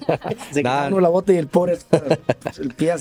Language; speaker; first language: Spanish; native; Spanish